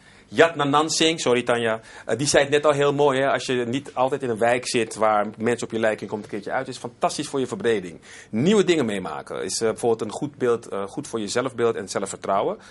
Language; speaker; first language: Dutch; native; Dutch